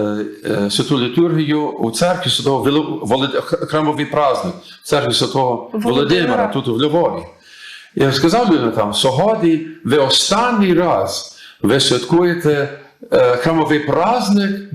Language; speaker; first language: Ukrainian; early bilingual, heritage; English